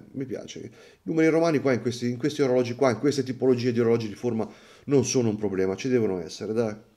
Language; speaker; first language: Italian; native; Italian